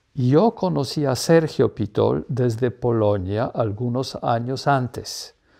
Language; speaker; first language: Spanish; non-native, fluent; Polish